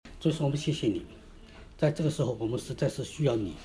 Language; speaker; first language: Chinese; native; Chinese